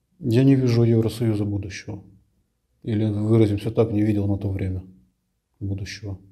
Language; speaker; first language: Russian; native; Russian